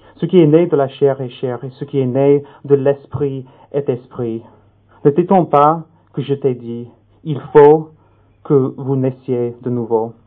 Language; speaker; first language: French; non-native, fluent; English